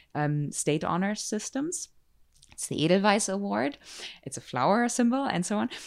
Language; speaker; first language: English; non-native, fluent; German